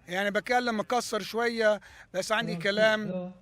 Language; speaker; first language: Arabic; early bilingual, other home language; English